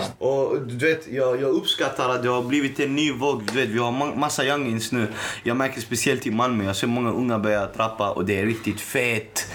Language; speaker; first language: Swedish; early bilingual, other home language; Arabic